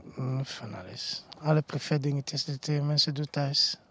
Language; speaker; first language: Dutch; non-native, learner; Hebrew